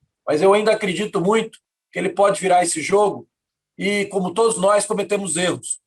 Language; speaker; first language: Portuguese; native; Portuguese